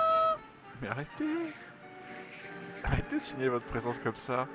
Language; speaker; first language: French; native; French